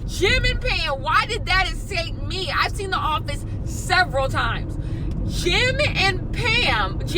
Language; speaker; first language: English; native; English